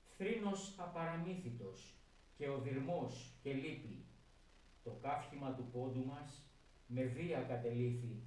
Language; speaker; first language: Greek; native; Greek